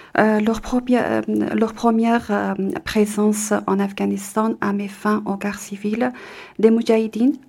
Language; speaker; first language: French; non-native, fluent; Persian